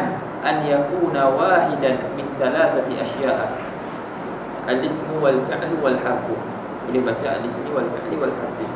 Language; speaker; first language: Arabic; non-native, fluent; Malay